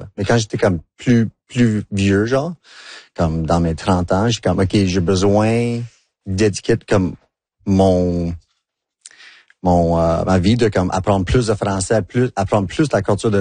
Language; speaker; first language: French; non-native, local second language; English